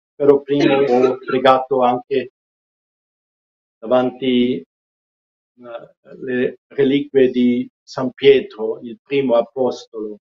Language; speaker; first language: Italian; non-native, fluent; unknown